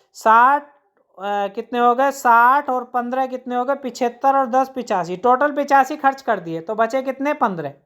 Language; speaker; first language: Hindi; native; Hindi